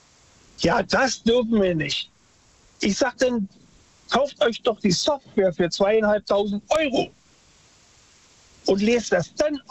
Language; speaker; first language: German; native; German